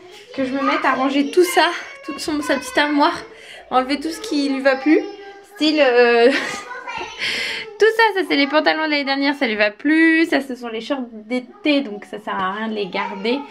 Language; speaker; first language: French; native; French